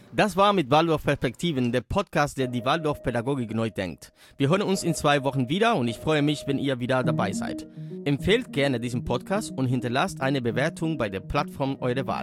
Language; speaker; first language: German; native; German